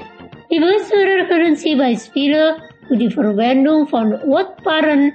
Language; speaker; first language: German; non-native, fluent; Indonesian